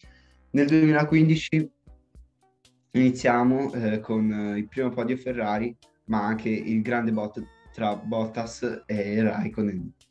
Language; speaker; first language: Italian; native; Italian